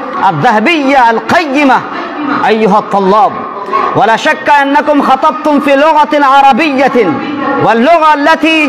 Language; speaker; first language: Arabic; non-native, fluent; Urdu